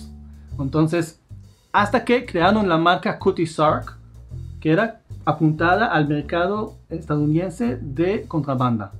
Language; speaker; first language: Spanish; non-native, fluent; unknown